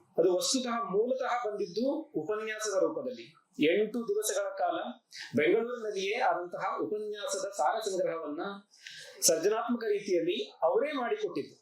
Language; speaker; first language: Kannada; native; Kannada